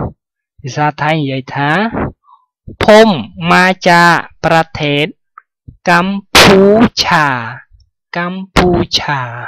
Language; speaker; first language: Thai; non-native, fluent; Khmer